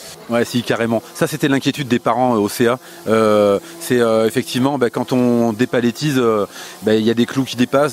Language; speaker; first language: French; native; French